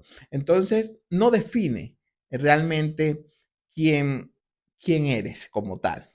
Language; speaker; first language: Spanish; native; Spanish